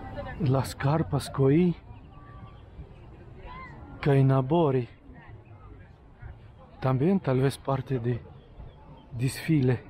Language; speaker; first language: Spanish; non-native, learner; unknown